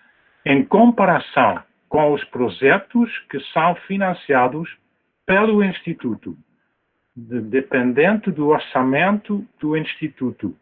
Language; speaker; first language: Portuguese; non-native, fluent; Dutch